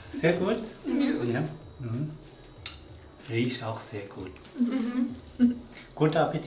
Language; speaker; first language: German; non-native, learner; Tibetan